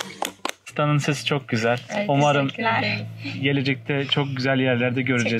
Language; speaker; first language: Turkish; native; Turkish